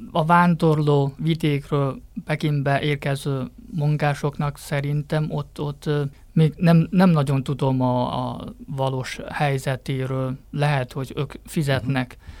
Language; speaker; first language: Hungarian; non-native, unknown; Chinese